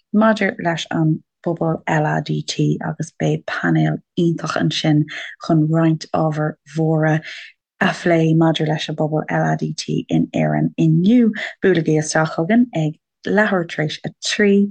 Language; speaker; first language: Irish; native; Irish